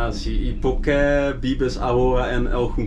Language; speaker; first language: Spanish; non-native, learner; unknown